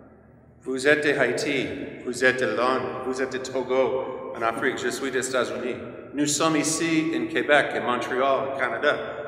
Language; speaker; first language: French; non-native, fluent; English